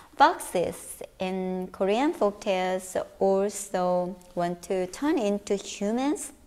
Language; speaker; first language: English; non-native, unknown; Korean